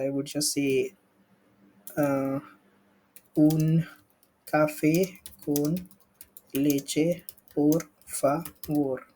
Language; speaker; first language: Spanish; non-native, learner; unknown